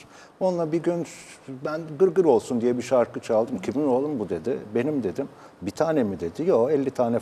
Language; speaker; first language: Turkish; native; Turkish